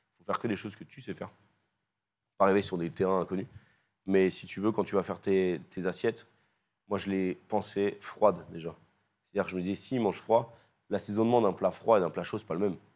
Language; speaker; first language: French; native; French